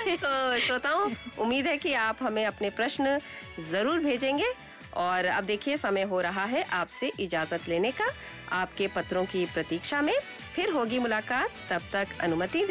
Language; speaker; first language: Hindi; native; Hindi